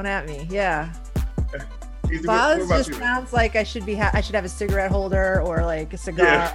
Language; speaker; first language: English; early bilingual, other home language; Persian